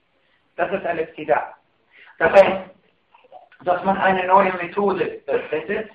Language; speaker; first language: German; non-native, fluent; Arabic